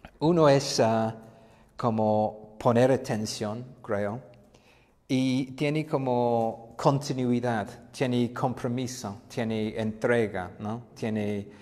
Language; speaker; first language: Spanish; non-native, fluent; English